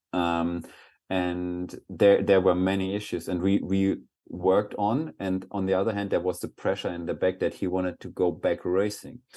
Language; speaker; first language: English; non-native, fluent; German